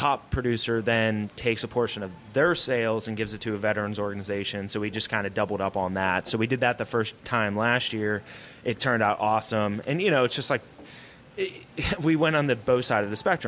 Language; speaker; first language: English; native; English